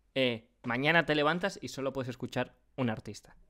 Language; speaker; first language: Spanish; native; Spanish